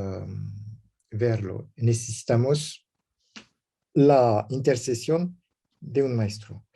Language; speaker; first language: Spanish; non-native, learner; French